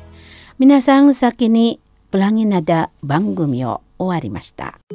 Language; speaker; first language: Japanese; non-native, learner; Indonesian